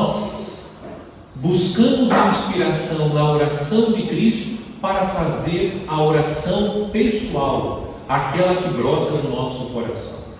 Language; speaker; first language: Portuguese; native; Portuguese